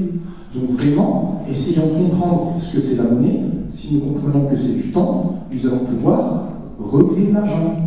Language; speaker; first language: French; native; French